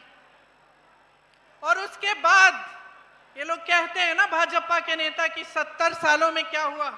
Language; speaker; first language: Hindi; native; Hindi